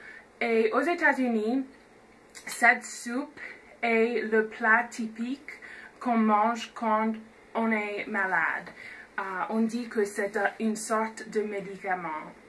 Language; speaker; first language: French; non-native, fluent; English